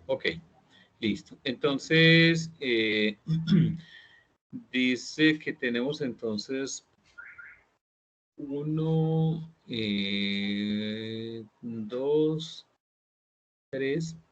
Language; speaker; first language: Spanish; native; Spanish